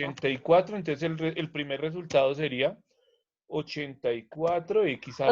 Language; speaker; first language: Spanish; native; Spanish